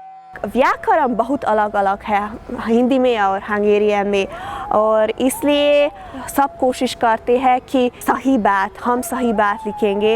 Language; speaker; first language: Hindi; non-native, learner; Hungarian